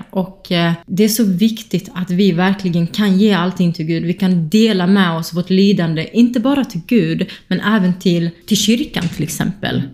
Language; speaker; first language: Swedish; early bilingual, other home language; Kurdish